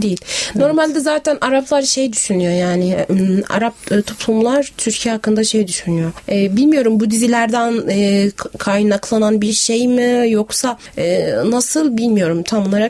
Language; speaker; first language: Turkish; non-native, fluent; Arabic